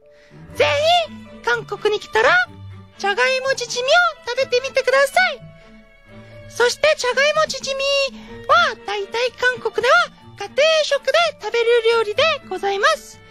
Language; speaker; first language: Japanese; non-native, fluent; Korean